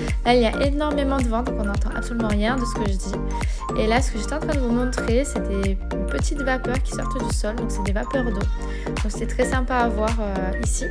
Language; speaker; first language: French; native; French